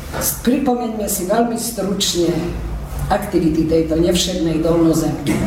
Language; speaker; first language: Slovak; early bilingual, heritage; Slovak